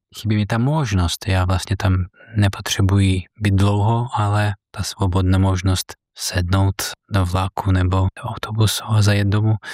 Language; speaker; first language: Czech; non-native, fluent; Russian